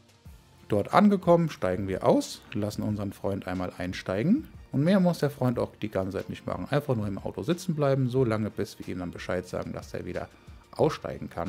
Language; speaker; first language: German; native; German